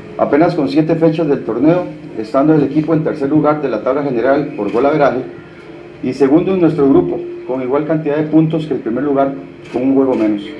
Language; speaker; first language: Spanish; native; Spanish